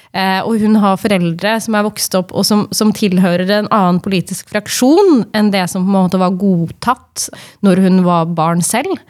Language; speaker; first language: Norwegian; native; Norwegian